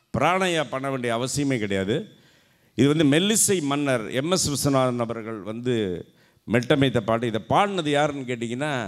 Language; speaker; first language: Tamil; native; Tamil